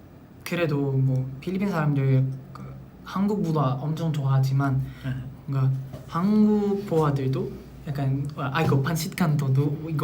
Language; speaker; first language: Korean; non-native, local second language; Filipino